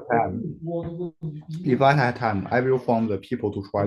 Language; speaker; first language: English; non-native, learner; Chinese